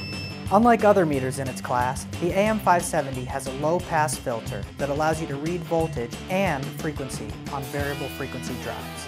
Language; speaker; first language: English; native; English